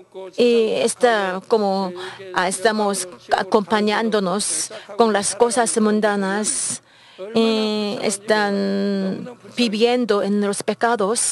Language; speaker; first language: Spanish; non-native, learner; Korean